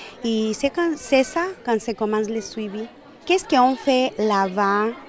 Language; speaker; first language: French; non-native, learner; Spanish